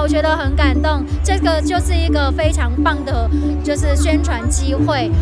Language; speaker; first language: Chinese; non-native, fluent; Vietnamese